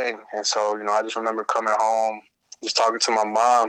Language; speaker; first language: English; native; English